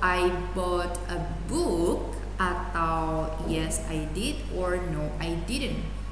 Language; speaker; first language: English; non-native, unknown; Indonesian